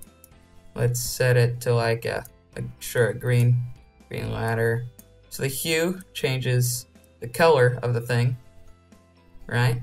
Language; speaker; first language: English; native; English